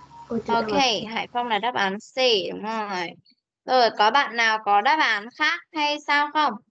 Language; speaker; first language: Vietnamese; native; Vietnamese